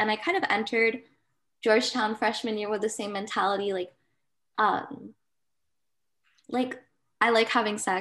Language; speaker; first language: English; native; English